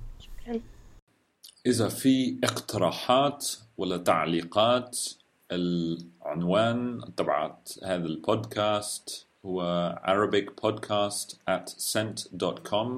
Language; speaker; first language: Arabic; non-native, learner; English